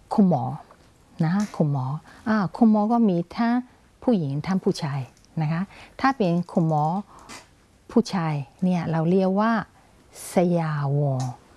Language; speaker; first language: Thai; non-native, fluent; Burmese